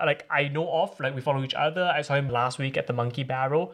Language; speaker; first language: English; native; English